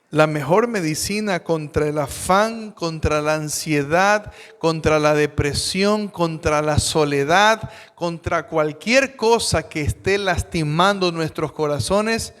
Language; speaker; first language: Spanish; native; Spanish